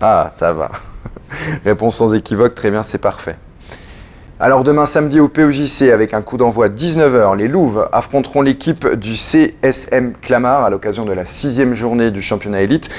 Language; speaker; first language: French; native; French